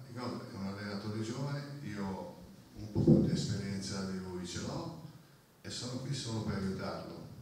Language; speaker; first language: Italian; native; Italian